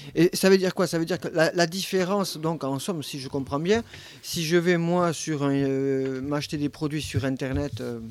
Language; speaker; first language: French; native; French